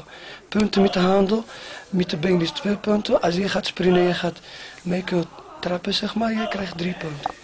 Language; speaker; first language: Dutch; non-native, learner; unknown